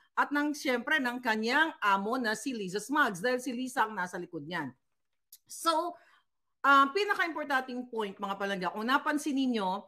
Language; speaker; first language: Filipino; non-native, local second language; Cebuano